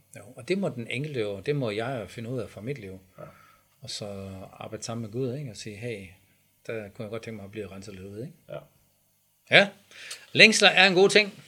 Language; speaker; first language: Danish; native; Danish